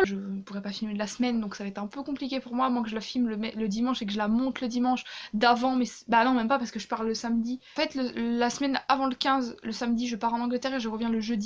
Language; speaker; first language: French; native; French